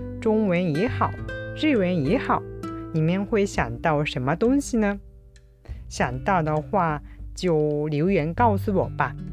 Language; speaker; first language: Chinese; non-native, fluent; Japanese